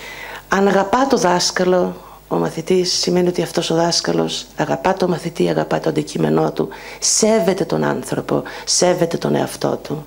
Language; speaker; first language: Greek; native; Greek